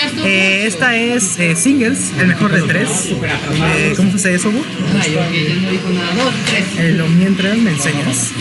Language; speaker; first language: Spanish; native; Spanish